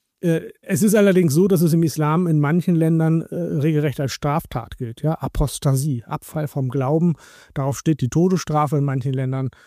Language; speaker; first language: German; native; German